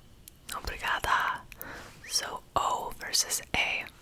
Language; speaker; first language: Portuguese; non-native, learner; English